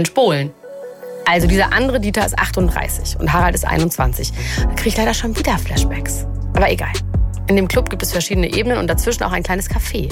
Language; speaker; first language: German; native; German